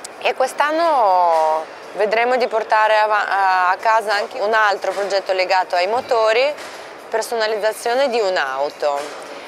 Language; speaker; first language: Italian; non-native, fluent; Russian